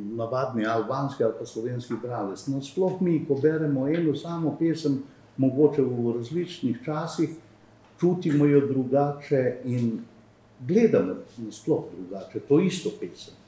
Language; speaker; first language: Slovenian; non-native, fluent; Albanian